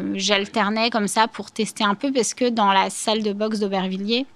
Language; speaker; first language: French; native; French